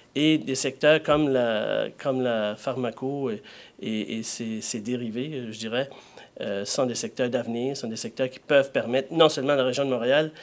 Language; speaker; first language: French; native; French